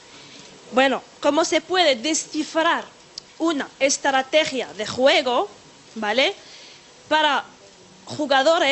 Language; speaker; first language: Spanish; non-native, fluent; Arabic